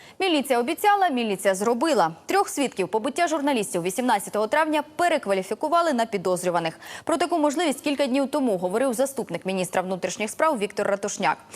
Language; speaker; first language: Ukrainian; native; Ukrainian